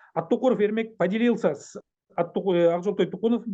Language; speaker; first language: Russian; non-native, local second language; Kyrgyz